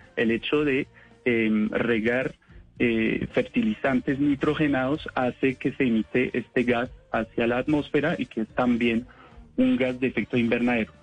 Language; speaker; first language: Spanish; non-native, fluent; French